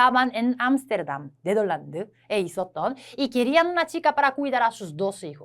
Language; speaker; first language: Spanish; non-native, fluent; Korean